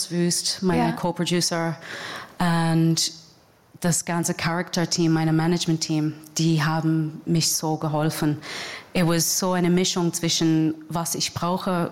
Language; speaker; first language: German; non-native, learner; English